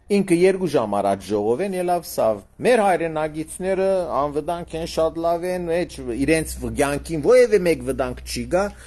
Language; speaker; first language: Armenian; early bilingual, heritage; Armenian